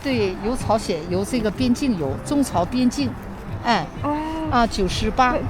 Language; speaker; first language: Chinese; native; Chinese